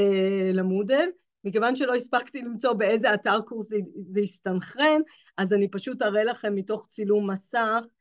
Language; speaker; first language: Hebrew; native; Hebrew